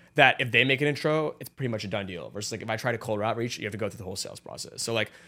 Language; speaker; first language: English; native; English